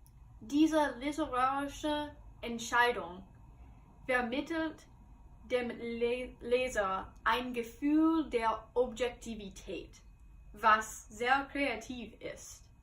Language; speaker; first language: German; non-native, learner; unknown